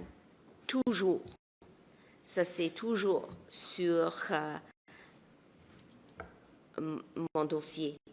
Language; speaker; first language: French; non-native, local second language; English